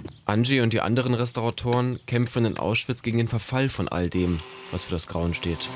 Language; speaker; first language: German; native; German